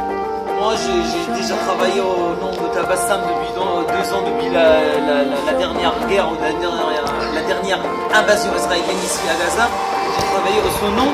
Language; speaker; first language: French; non-native, fluent; Arabic